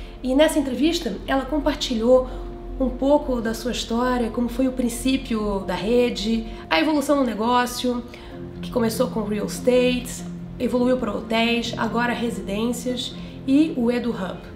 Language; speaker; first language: Portuguese; native; Portuguese